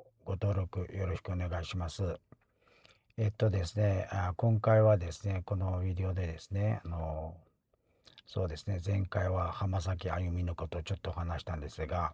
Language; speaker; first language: Japanese; non-native, fluent; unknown